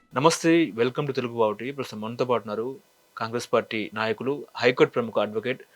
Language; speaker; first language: Telugu; native; Telugu